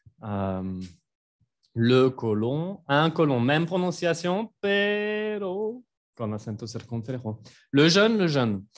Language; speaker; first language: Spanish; non-native, fluent; French